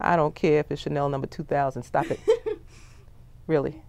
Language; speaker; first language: English; native; English